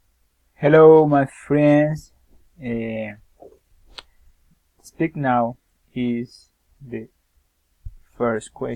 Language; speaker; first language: English; non-native, learner; Spanish